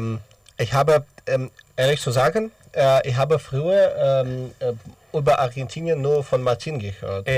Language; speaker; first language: German; non-native, learner; Russian